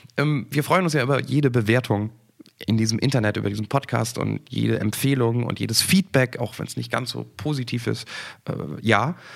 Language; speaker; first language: German; native; German